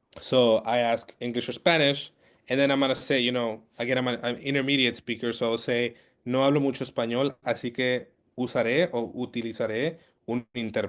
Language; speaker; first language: Spanish; non-native, learner; English